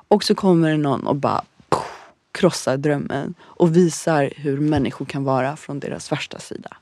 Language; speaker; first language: Swedish; early bilingual, other home language; Bosnian